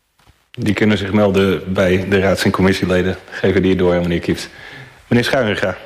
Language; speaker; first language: Dutch; native; Dutch